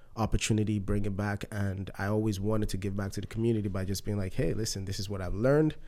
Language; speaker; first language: English; non-native, local second language; Yoruba